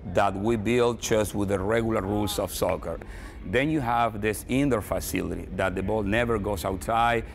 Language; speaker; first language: English; non-native, fluent; Spanish